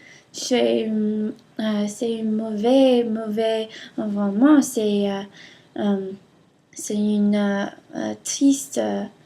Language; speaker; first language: French; non-native, learner; English